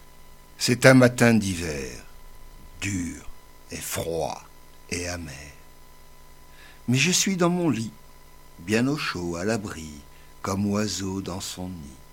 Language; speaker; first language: French; native; French